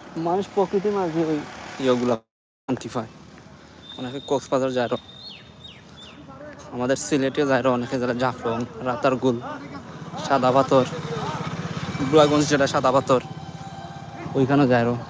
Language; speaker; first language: Bangla; native; Bangla